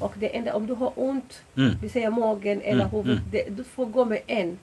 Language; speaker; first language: Swedish; non-native, fluent; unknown